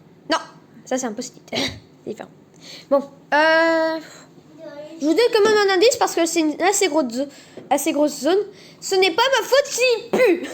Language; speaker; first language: French; native; French